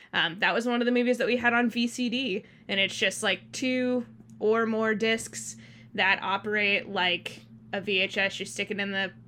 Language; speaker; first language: English; early bilingual, other home language; Thai